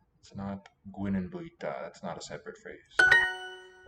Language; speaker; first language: Welsh; non-native, learner; English